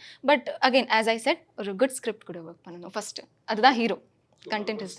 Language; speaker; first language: Tamil; non-native, fluent; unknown